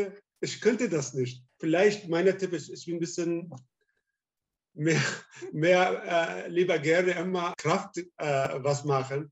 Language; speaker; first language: German; non-native, learner; Arabic